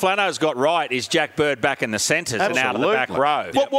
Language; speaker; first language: English; native; English